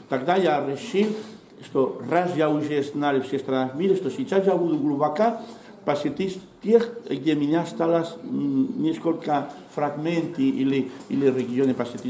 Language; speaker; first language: Russian; non-native, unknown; Spanish